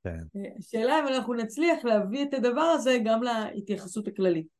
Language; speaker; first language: Hebrew; native; Hebrew